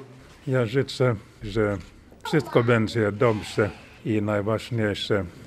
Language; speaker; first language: Polish; non-native, learner; Finnish